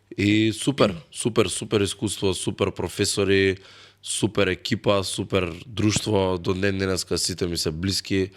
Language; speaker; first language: Macedonian; native; Macedonian